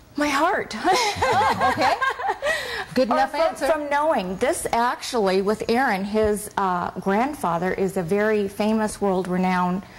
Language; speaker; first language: English; native; English